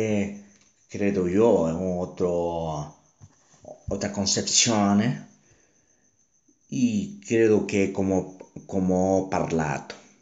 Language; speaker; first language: Italian; non-native, learner; Spanish